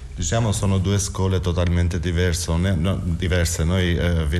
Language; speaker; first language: Italian; non-native, fluent; Albanian